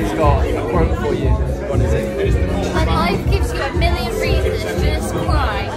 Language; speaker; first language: English; native; English